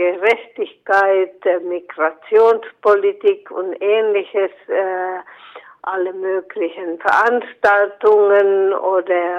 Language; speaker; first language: German; non-native, fluent; Finnish